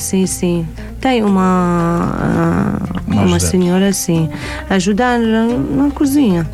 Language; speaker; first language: Portuguese; non-native, learner; Arabic